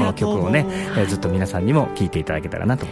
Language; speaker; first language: Japanese; native; Japanese